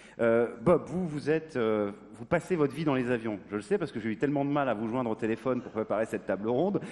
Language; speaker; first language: French; native; French